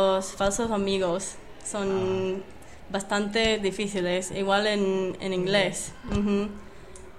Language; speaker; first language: Spanish; non-native, fluent; English